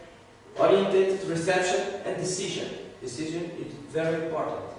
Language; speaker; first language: English; non-native, learner; Portuguese